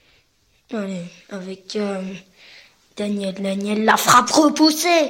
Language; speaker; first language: French; native; French